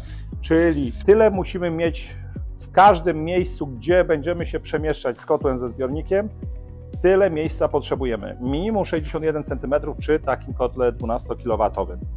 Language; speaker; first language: Polish; native; Polish